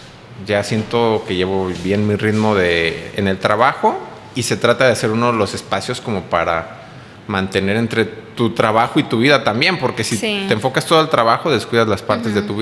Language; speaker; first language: Spanish; native; Spanish